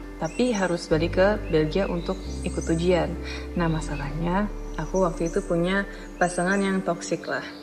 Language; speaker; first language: Indonesian; non-native, fluent; Dutch